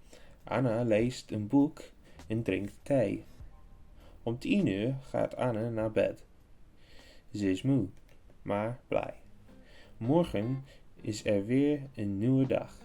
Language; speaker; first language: Dutch; early bilingual, heritage; English